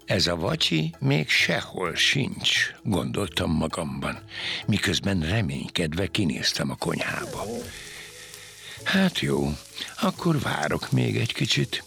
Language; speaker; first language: Hungarian; native; Hungarian